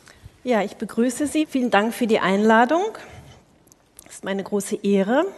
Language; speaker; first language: German; native; German